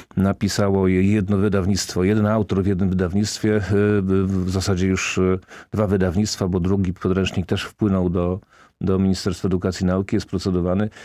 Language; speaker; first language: Polish; native; Polish